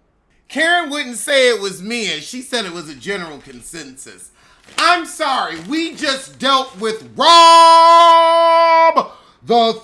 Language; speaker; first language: English; native; English